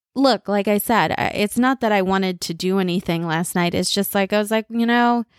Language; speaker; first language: English; early bilingual, other home language; Bangla